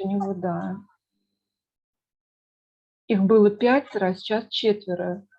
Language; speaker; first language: Russian; native; Russian